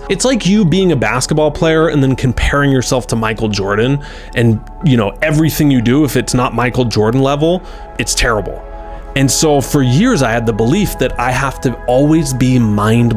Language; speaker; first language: English; native; English